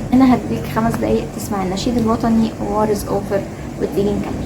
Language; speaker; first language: Arabic; native; Arabic